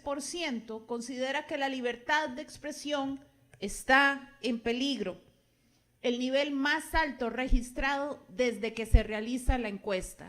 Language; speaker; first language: Spanish; native; Spanish